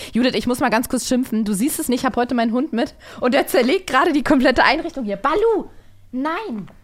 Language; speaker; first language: German; native; German